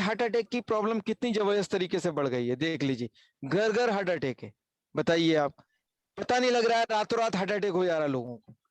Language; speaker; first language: Hindi; native; Hindi